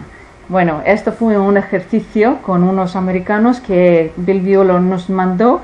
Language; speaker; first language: Spanish; non-native, fluent; Icelandic